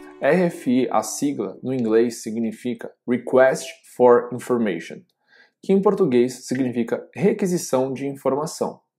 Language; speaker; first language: Portuguese; native; Portuguese